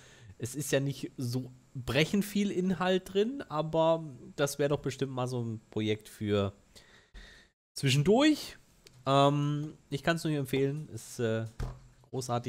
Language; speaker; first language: German; native; German